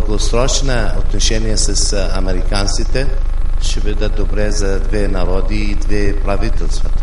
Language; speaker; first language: Bulgarian; non-native, fluent; Arabic